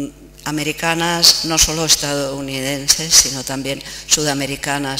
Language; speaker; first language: Spanish; non-native, fluent; Czech